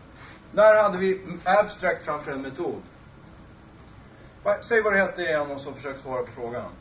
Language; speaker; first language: Swedish; native; Swedish